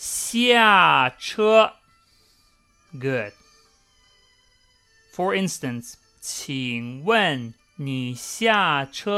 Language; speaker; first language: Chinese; non-native, fluent; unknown